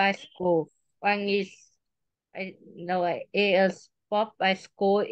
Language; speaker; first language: English; non-native, learner; Vietnamese